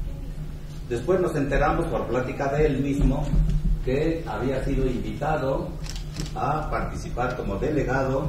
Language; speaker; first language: Spanish; native; Spanish